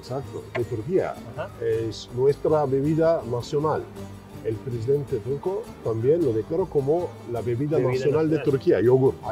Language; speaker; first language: Spanish; non-native, fluent; Turkish